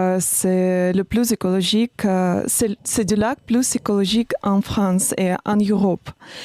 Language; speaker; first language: French; non-native, learner; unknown